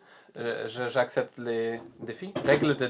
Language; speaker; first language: French; non-native, learner; Polish